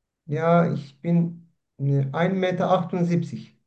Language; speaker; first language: German; non-native, learner; Turkish